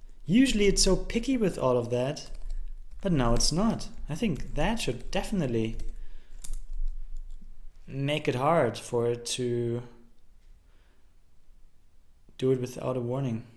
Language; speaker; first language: English; non-native, fluent; German